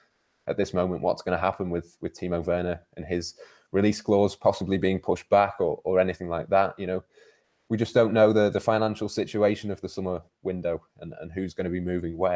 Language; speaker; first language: English; native; English